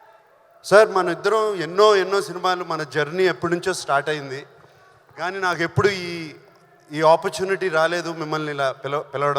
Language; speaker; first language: Telugu; native; Telugu